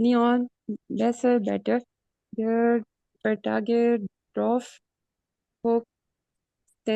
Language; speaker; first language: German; non-native, learner; Hindi